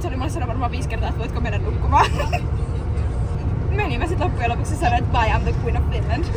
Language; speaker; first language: Finnish; native; Finnish